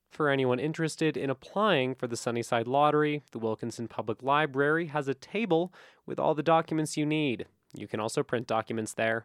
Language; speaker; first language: English; native; English